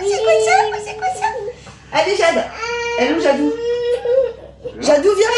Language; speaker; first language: French; native; French